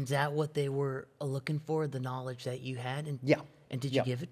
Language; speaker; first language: English; native; English